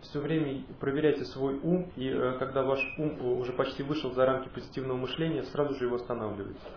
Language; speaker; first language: Russian; native; Russian